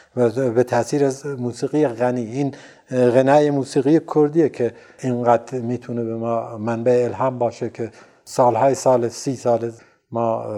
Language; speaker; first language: Persian; non-native, local second language; Central Kurdish